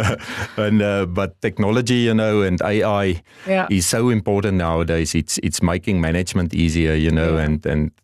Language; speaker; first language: English; non-native, local second language; Afrikaans